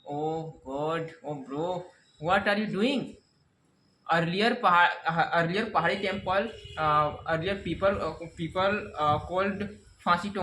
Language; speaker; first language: English; non-native, learner; Hindi